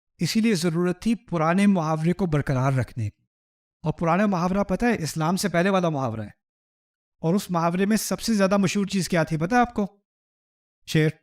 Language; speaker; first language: Urdu; early bilingual, heritage; Urdu